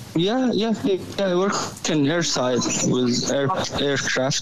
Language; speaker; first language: English; non-native, learner; Arabic